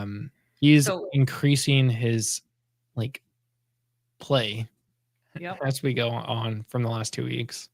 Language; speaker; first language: English; native; English